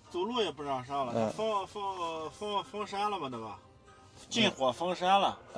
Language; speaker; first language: Chinese; native; Chinese